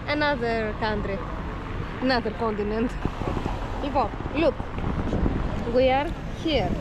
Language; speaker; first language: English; non-native, learner; Greek